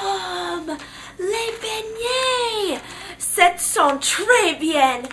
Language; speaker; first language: French; non-native, learner; English